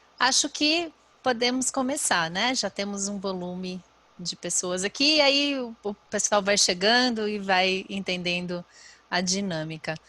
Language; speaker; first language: Portuguese; native; Portuguese